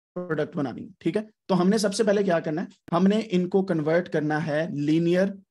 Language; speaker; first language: Urdu; non-native, local second language; Punjabi